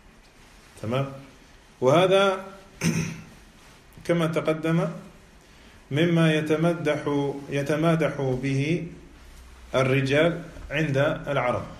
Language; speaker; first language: Arabic; non-native, fluent; French